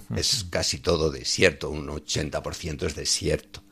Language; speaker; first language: Spanish; native; Spanish